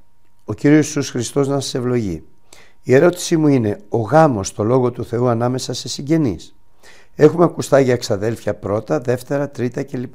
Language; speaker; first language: Greek; native; Greek